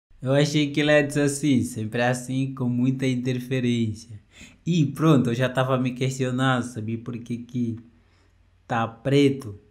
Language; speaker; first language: Portuguese; native; Portuguese